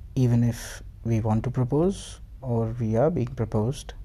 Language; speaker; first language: English; non-native, local second language; Hindi